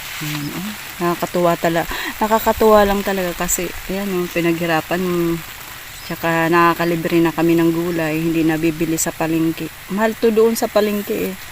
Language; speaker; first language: Filipino; non-native, local second language; Waray